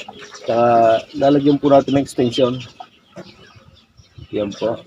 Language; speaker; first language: Filipino; native; Filipino